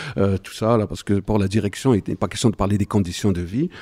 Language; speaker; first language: French; non-native, local second language; Arabic